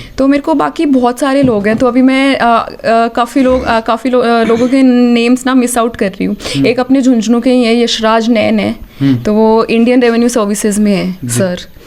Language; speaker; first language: Hindi; native; Hindi